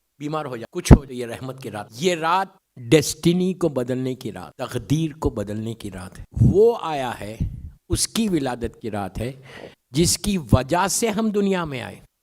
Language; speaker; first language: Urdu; native; Urdu